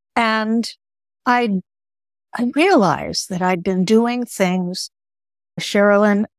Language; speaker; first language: English; early bilingual, other home language; Greek